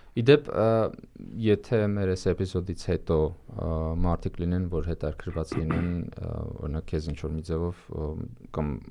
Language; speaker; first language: Armenian; native; Armenian